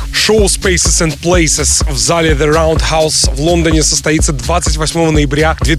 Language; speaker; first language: Russian; native; Russian